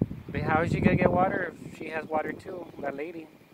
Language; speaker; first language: English; early bilingual, other home language; Spanish